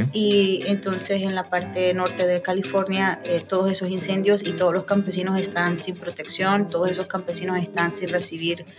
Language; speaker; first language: Spanish; native; Spanish